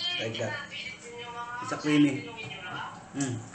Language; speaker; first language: English; non-native, learner; Filipino